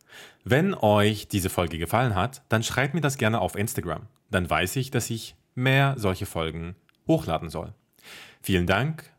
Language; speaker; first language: German; non-native, fluent; Arabic